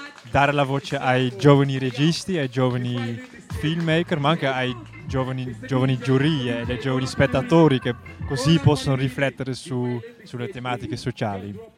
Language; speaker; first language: Italian; non-native, fluent; Dutch